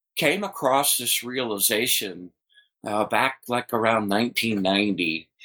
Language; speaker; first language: English; native; English